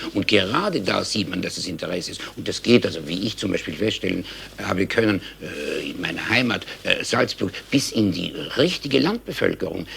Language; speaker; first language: German; native; German